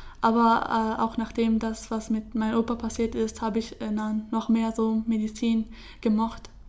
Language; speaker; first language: German; early bilingual, other home language; Kurdish